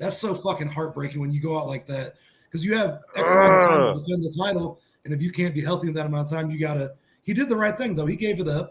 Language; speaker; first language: English; native; English